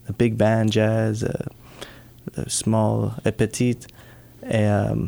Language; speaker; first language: French; non-native, learner; English